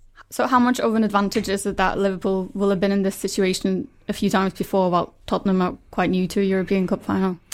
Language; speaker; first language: English; non-native, fluent; Norwegian